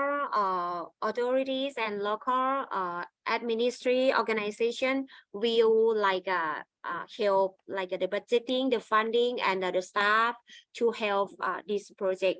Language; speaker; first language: English; non-native, learner; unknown